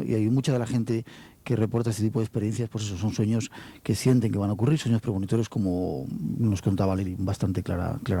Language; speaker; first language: Spanish; native; Spanish